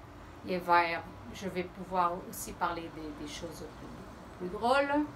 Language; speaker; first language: French; early bilingual, heritage; Portuguese